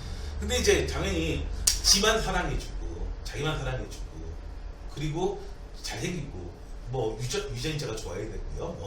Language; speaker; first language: Korean; native; Korean